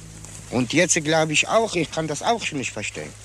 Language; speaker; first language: German; non-native, learner; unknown